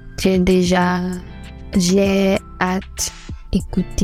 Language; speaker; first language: French; non-native, learner; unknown